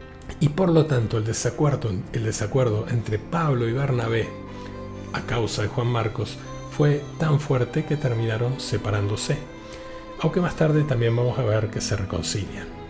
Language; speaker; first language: Spanish; native; Spanish